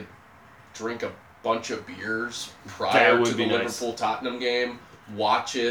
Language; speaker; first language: English; native; English